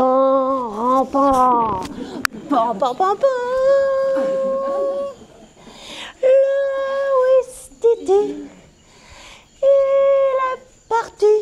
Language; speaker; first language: French; native; French